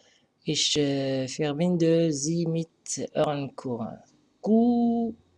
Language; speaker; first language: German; non-native, fluent; Arabic